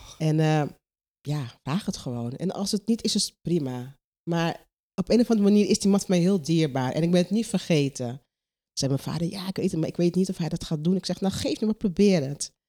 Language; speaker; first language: Dutch; non-native, local second language; Papiamento